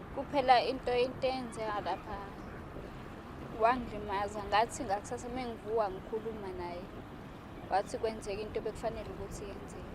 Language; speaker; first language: Zulu; native; Zulu